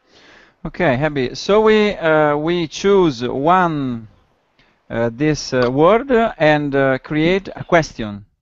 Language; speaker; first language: English; non-native, learner; Italian